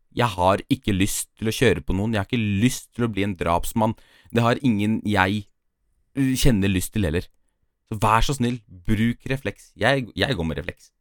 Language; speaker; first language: Norwegian; early bilingual, other home language; Polish